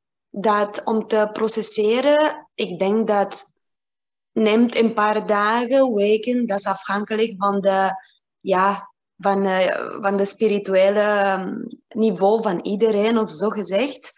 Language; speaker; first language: Dutch; non-native, learner; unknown